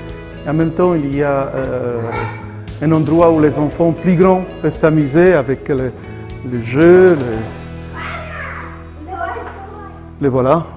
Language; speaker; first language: French; non-native, fluent; Polish